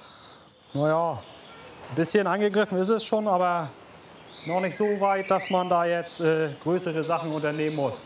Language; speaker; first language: German; native; German